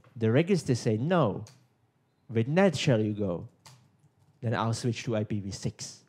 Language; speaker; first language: English; non-native, fluent; Czech